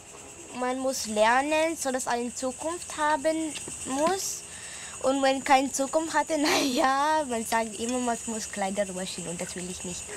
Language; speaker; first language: German; non-native, learner; Cebuano